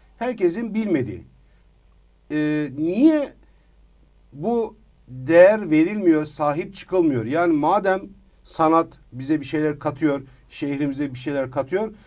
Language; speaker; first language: Turkish; native; Turkish